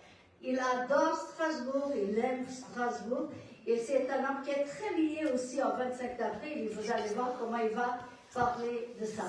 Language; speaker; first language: French; non-native, fluent; Portuguese